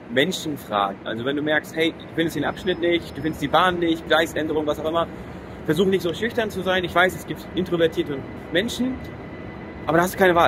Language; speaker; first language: German; native; German